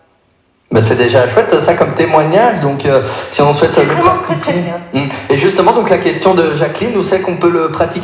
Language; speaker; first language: French; native; French